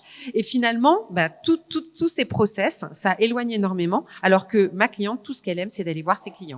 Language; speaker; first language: French; native; French